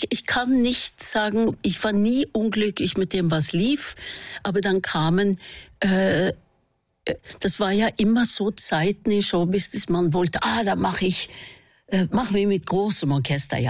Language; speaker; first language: German; non-native, fluent; Norwegian